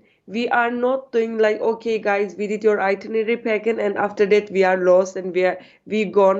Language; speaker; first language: English; non-native, learner; Turkish